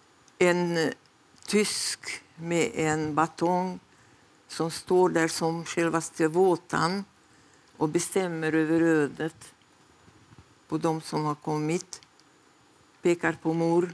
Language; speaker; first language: Swedish; non-native, fluent; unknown